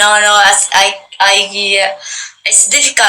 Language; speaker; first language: English; non-native, learner; Arabic